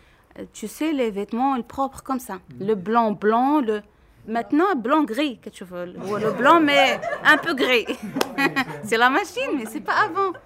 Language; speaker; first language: French; non-native, learner; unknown